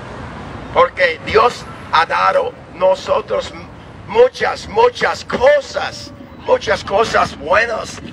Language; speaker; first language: Spanish; non-native, learner; English